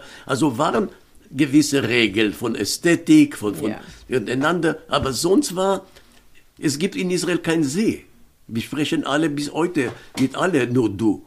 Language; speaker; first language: German; non-native, fluent; Hebrew